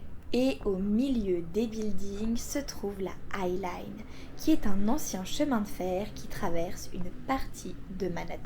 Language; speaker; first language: French; native; French